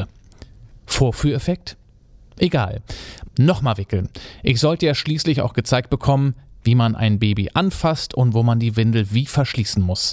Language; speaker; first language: German; native; German